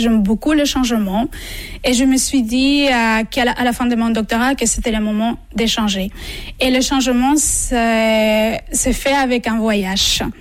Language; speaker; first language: French; non-native, fluent; Spanish